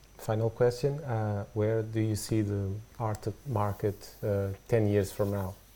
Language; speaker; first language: English; non-native, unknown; Portuguese